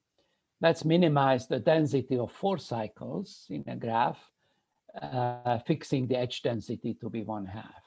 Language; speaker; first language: English; non-native, fluent; Hungarian